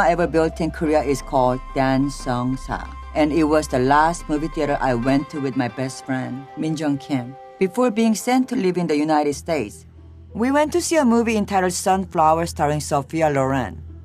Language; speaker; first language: English; non-native, fluent; Korean